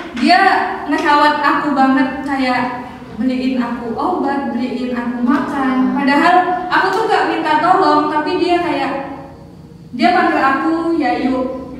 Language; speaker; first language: Indonesian; native; Indonesian